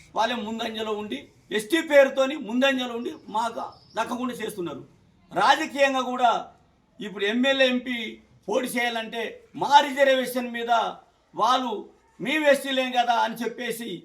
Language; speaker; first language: Telugu; non-native, local second language; Koya